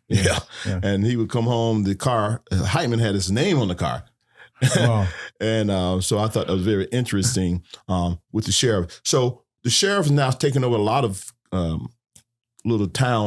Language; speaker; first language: English; native; English